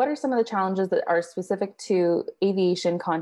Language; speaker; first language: English; native; English